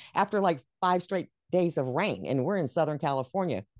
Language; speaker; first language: English; native; English